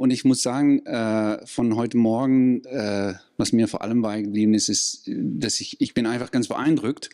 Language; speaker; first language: German; non-native, fluent; Dutch